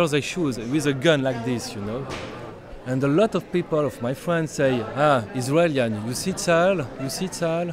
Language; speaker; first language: English; non-native, learner; French